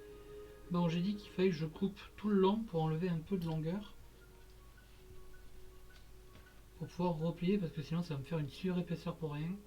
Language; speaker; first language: French; native; French